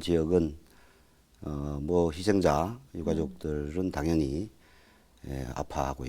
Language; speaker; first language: Korean; native; Korean